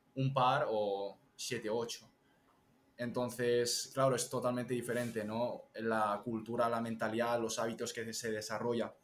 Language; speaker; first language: Spanish; early bilingual, other home language; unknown